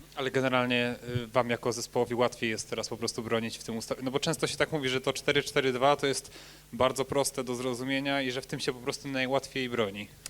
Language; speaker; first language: Polish; native; Polish